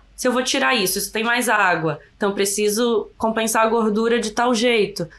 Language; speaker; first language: Portuguese; native; Portuguese